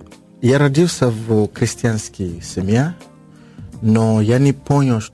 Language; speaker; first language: Russian; non-native, learner; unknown